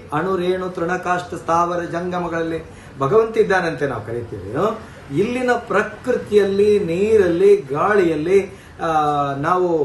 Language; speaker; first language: Kannada; non-native, local second language; Tulu